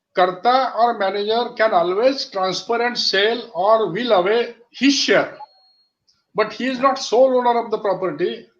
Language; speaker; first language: English; non-native, local second language; Marathi